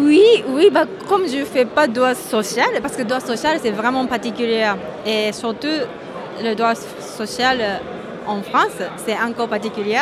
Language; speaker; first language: French; non-native, fluent; Japanese